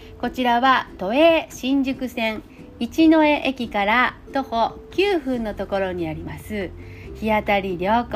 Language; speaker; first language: Japanese; native; Japanese